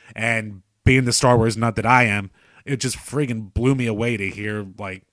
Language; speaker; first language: English; native; English